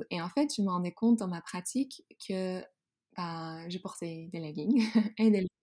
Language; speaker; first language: French; non-native, fluent; Dutch